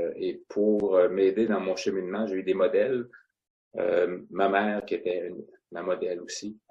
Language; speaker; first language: French; non-native, local second language; Innu-aimun